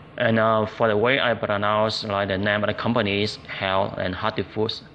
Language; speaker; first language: English; non-native, fluent; Vietnamese